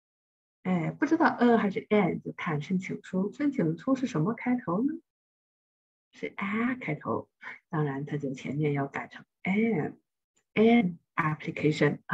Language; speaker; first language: Chinese; native; Chinese